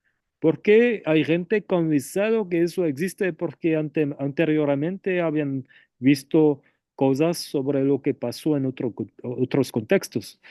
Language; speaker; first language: Spanish; non-native, fluent; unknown